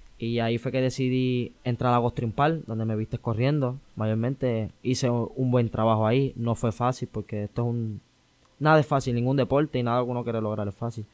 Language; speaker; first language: Spanish; native; Spanish